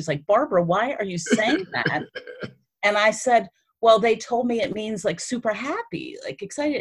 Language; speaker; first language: English; native; English